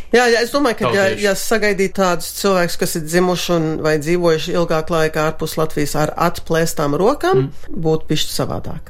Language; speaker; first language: Latvian; early bilingual, heritage; Latvian